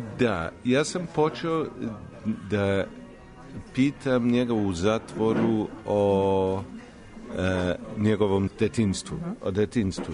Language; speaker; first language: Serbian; non-native, fluent; English